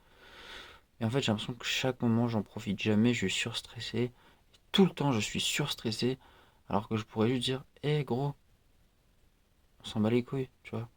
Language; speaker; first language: French; native; French